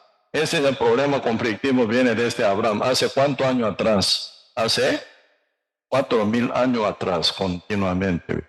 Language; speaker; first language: Spanish; non-native, learner; Korean